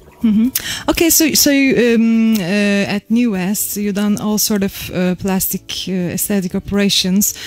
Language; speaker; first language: English; non-native, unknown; Turkish